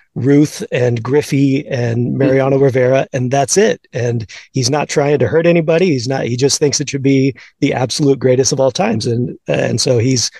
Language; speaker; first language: English; native; English